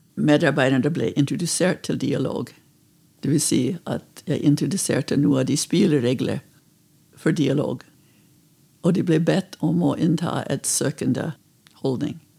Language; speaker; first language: Norwegian; non-native, fluent; English